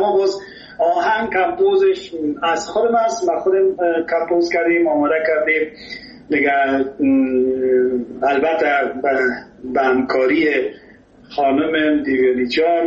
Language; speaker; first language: Persian; native; Persian